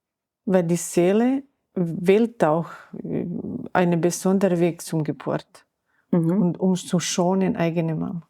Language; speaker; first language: German; non-native, learner; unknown